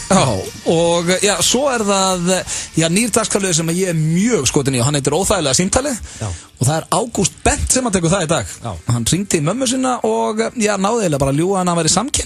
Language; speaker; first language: Icelandic; native; Icelandic